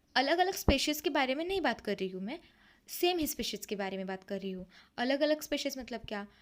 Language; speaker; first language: Hindi; non-native, local second language; Marathi